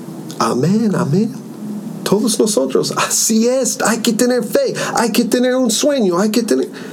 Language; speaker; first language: Spanish; non-native, fluent; English